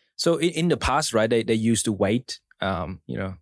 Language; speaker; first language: English; early bilingual, other home language; Vietnamese